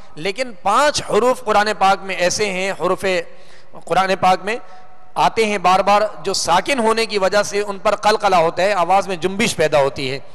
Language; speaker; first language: Urdu; native; Urdu